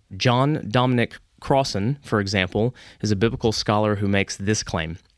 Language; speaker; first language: English; native; English